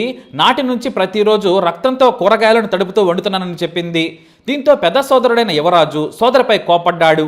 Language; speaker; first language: Telugu; native; Telugu